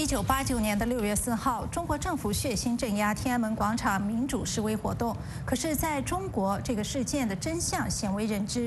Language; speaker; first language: Chinese; native; Chinese